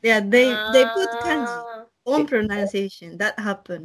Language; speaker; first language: English; non-native, learner; Japanese